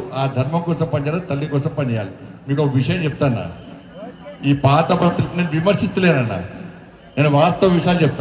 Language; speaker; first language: Telugu; native; Telugu